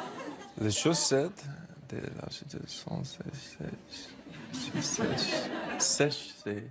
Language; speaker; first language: French; non-native, fluent; English